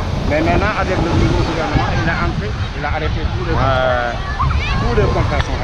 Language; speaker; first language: French; non-native, local second language; Wolof